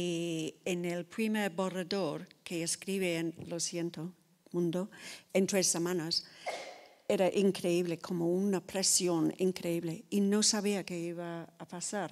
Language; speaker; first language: Spanish; non-native, fluent; English